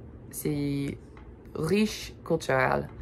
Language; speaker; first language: French; non-native, learner; English